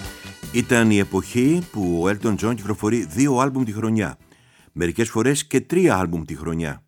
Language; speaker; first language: Greek; native; Greek